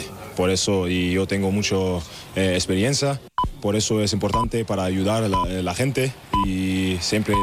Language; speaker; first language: Spanish; non-native, learner; German